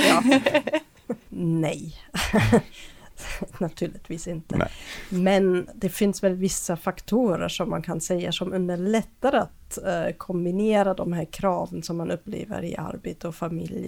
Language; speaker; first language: Swedish; non-native, fluent; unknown